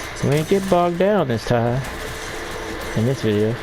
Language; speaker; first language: English; native; English